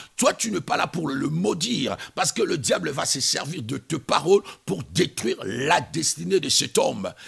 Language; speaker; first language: French; non-native, local second language; Lingala